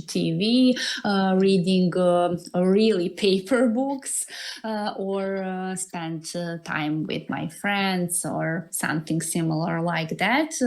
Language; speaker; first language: English; non-native, learner; Serbian